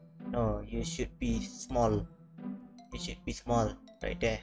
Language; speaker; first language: English; non-native, local second language; Malay